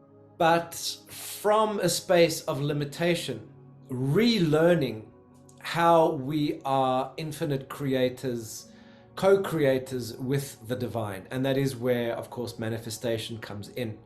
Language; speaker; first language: English; native; English